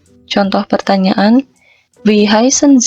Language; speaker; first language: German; non-native, fluent; Indonesian